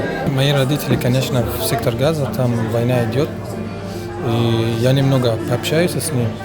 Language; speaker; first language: Russian; non-native, fluent; Arabic